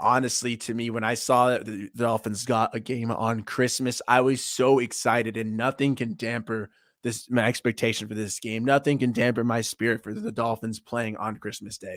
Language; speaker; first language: English; native; English